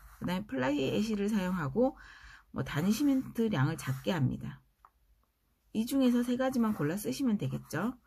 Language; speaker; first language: Korean; native; Korean